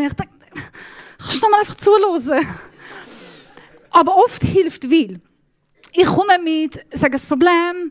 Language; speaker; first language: German; non-native, fluent; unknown